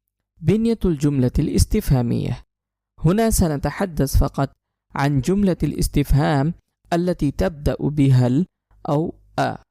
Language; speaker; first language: Arabic; non-native, fluent; Urdu